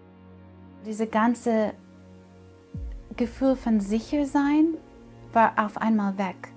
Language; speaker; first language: German; non-native, fluent; English